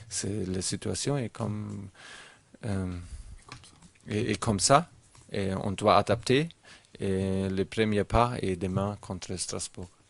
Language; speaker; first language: French; non-native, learner; German